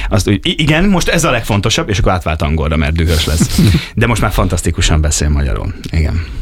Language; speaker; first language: Hungarian; native; Hungarian